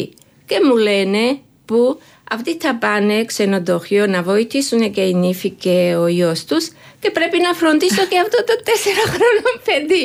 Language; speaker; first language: Greek; non-native, learner; Georgian